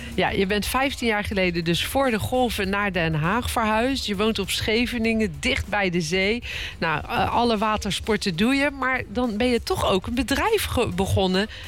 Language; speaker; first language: Dutch; native; Dutch